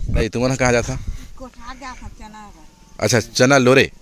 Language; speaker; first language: Hindi; native; Hindi